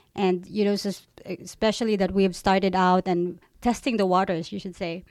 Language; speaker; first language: English; non-native, local second language; Cebuano